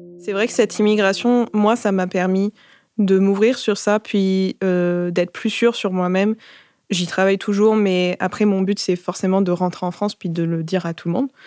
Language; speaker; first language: French; native; French